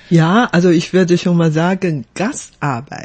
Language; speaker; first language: German; non-native, fluent; Chinese